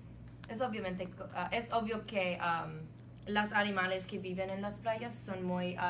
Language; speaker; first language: Spanish; non-native, learner; English